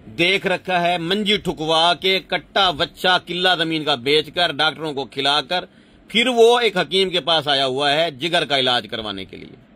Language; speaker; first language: Urdu; non-native, local second language; Punjabi